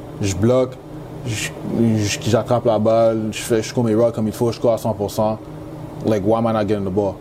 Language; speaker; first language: French; native; French